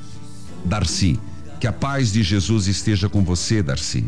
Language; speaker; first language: Portuguese; native; Portuguese